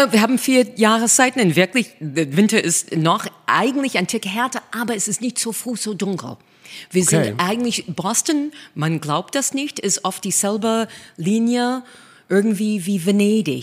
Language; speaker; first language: German; non-native, fluent; English